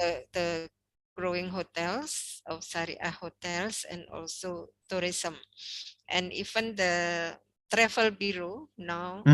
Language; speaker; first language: English; non-native, learner; Indonesian